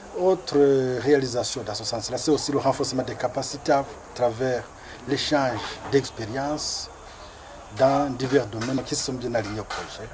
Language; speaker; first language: French; non-native, local second language; Rundi